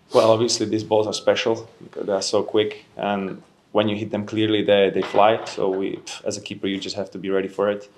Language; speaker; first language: English; non-native, fluent; Slovak